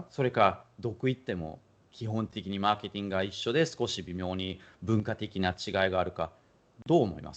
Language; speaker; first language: Japanese; non-native, fluent; German